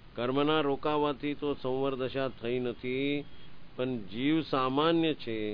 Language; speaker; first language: Hindi; non-native, local second language; Gujarati